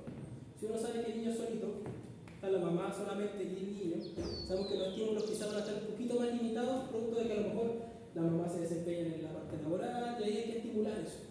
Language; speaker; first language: Spanish; native; Spanish